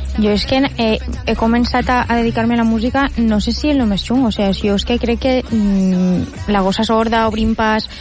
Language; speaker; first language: Catalan; native; Catalan